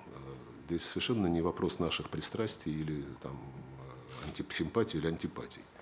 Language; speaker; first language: Russian; native; Russian